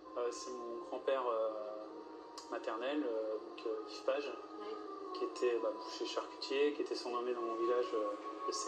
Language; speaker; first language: French; native; French